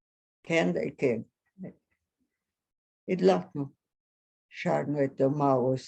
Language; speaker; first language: Hebrew; non-native, fluent; Hungarian